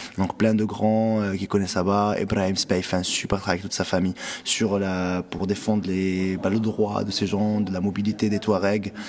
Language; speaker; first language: French; non-native, local second language; Arabic